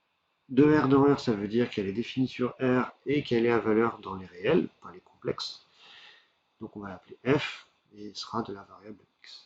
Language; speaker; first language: French; native; French